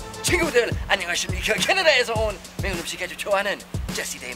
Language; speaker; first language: Korean; non-native, fluent; English